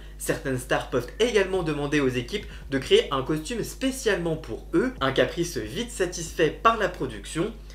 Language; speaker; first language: French; native; French